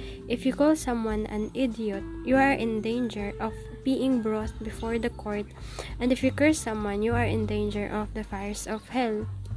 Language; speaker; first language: English; non-native, local second language; Filipino